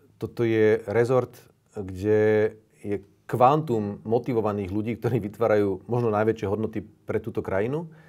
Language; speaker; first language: Slovak; native; Slovak